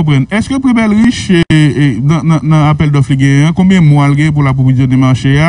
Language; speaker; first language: French; non-native, local second language; Haitian Creole